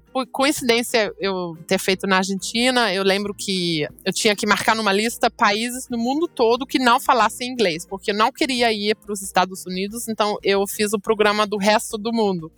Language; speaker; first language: Portuguese; non-native, fluent; German